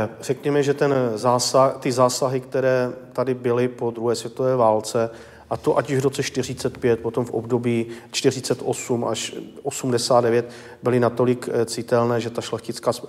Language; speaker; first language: Czech; native; Czech